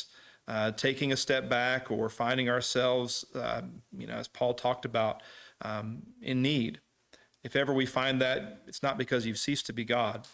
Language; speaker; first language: English; native; English